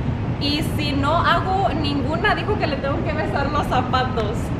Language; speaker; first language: Spanish; native; Spanish